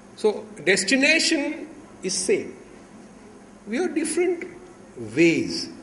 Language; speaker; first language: English; non-native, local second language; Marathi